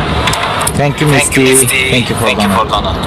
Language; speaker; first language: English; non-native, learner; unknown